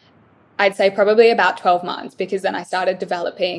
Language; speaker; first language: English; native; English